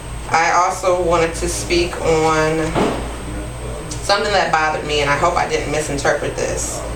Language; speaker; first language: English; native; English